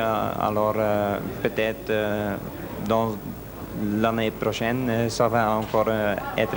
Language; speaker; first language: French; non-native, local second language; Dutch